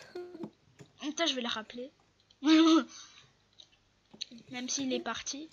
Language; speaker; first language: French; native; French